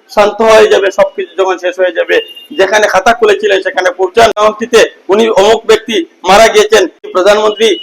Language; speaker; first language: Bangla; native; Bangla